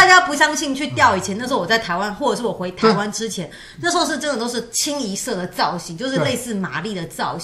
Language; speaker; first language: Chinese; native; Chinese